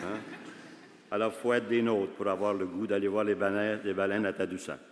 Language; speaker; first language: French; native; French